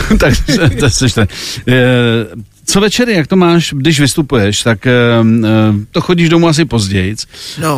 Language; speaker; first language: Czech; native; Czech